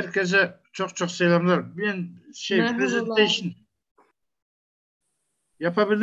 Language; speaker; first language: Turkish; non-native, learner; Kazakh